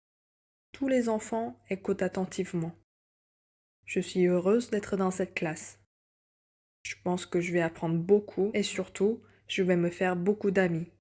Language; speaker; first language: French; non-native, fluent; Korean